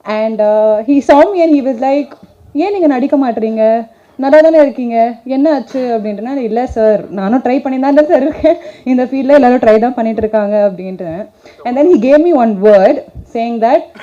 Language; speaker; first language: Tamil; non-native, learner; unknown